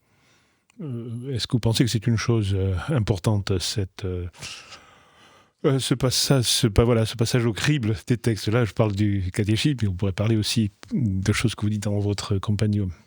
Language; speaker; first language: French; native; French